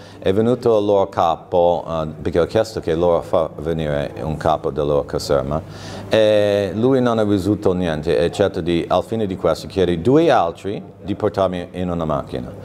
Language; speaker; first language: Italian; non-native, fluent; English